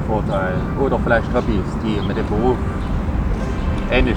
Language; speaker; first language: German; native; German